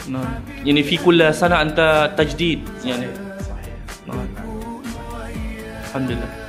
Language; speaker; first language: Arabic; non-native, learner; Malay